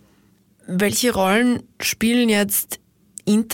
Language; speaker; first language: German; native; German